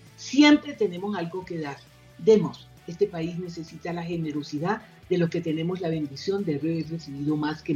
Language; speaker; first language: Spanish; native; Spanish